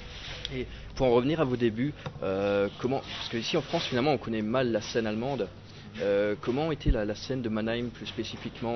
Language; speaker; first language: French; native; French